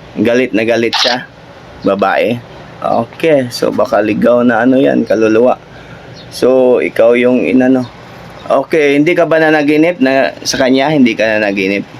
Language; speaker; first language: Filipino; non-native, local second language; Cebuano